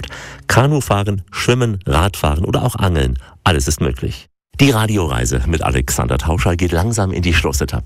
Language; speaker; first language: German; native; German